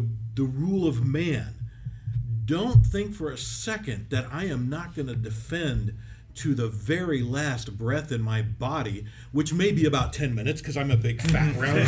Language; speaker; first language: English; native; English